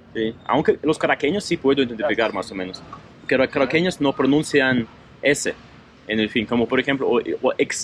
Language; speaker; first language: Spanish; non-native, learner; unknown